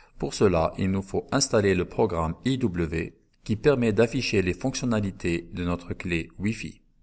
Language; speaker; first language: French; non-native, local second language; Arabic